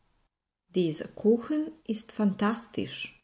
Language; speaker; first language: German; non-native, fluent; Serbian